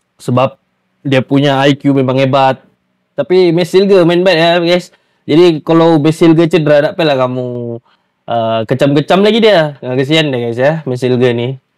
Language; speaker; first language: Malay; native; Malay